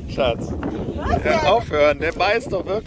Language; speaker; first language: German; native; German